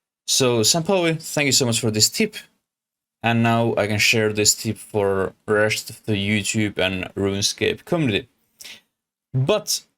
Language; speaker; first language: English; non-native, learner; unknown